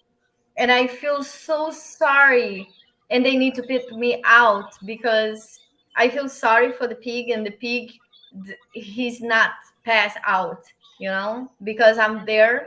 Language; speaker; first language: English; non-native, learner; Portuguese